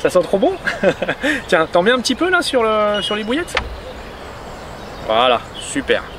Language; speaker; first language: French; native; French